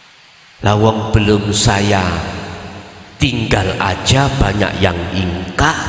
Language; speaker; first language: Indonesian; non-native, local second language; Javanese